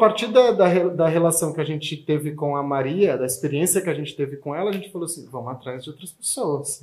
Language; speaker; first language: Portuguese; native; Portuguese